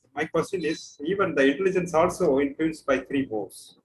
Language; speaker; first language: English; non-native, local second language; Tamil